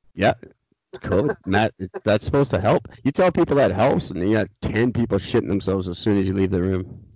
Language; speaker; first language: English; native; English